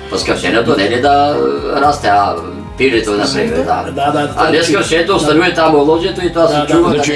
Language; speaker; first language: Macedonian; native; Macedonian